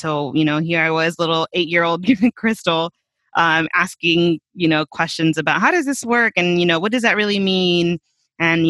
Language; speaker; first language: English; early bilingual, other home language; Spanish